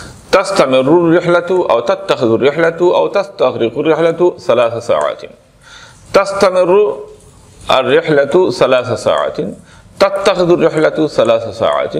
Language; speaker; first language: Arabic; non-native, fluent; Bangla